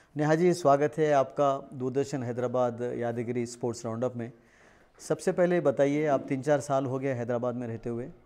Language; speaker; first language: Hindi; non-native, local second language; Telugu